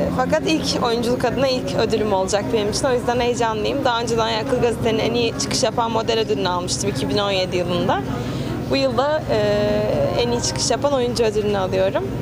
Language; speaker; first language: Turkish; early bilingual, heritage; Turkish